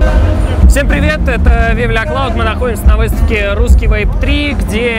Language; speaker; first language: Russian; native; Russian